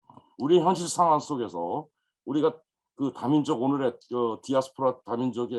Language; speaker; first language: Korean; native; Korean